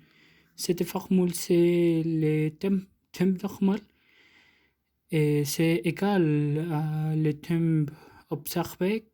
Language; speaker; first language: French; non-native, learner; Spanish